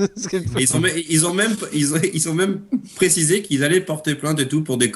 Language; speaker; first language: French; native; French